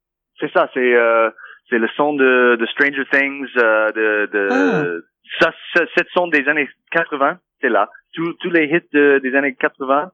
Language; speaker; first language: French; non-native, fluent; English